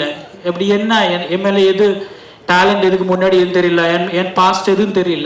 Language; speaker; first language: Tamil; non-native, learner; Malayalam